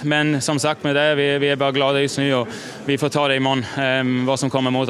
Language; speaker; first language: Swedish; non-native, fluent; German